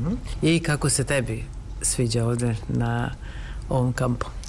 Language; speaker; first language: Serbian; native; Serbian